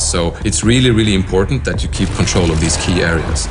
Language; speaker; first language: English; non-native, fluent; Swedish